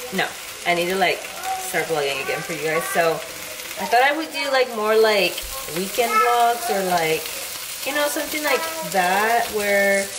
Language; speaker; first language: English; early bilingual, other home language; Spanish